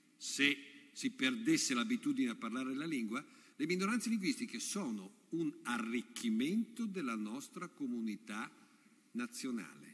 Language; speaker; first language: Italian; native; Italian